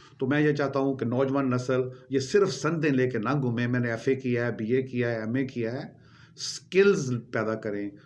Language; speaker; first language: Urdu; non-native, local second language; Punjabi